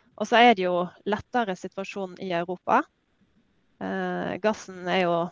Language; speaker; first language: Norwegian; native; Norwegian